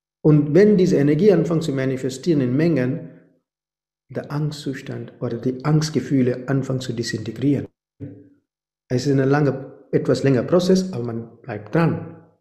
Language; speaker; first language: German; non-native, fluent; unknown